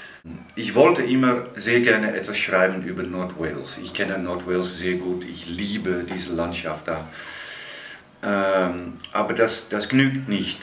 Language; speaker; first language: German; non-native, fluent; Dutch